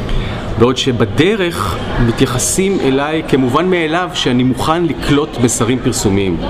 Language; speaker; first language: Hebrew; native; Hebrew